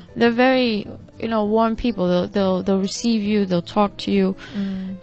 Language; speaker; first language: English; non-native, fluent; Portuguese